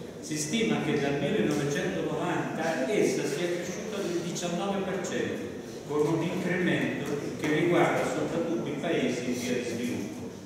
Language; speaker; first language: Italian; native; Italian